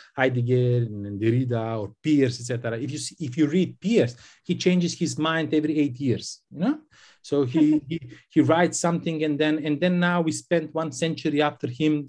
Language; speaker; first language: English; non-native, fluent; Macedonian